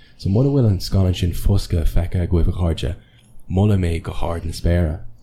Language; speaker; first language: Irish; non-native, local second language; English